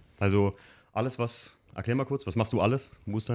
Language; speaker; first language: German; native; German